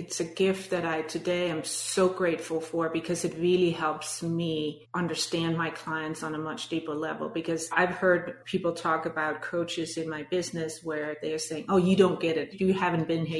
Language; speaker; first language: English; non-native, fluent; Danish